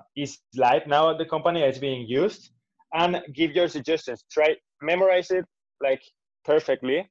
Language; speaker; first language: English; non-native, fluent; Spanish